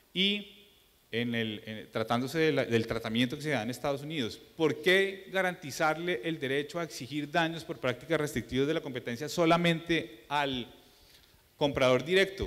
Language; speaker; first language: Spanish; native; Spanish